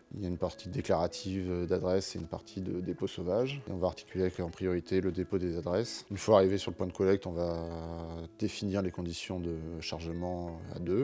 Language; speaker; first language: French; native; French